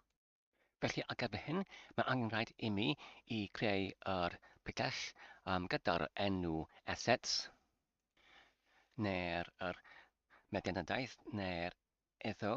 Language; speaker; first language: Welsh; non-native, learner; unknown